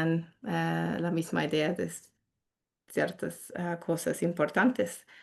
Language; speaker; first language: Spanish; non-native, fluent; English